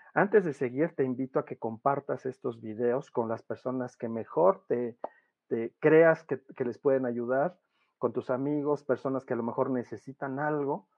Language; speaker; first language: Spanish; native; Spanish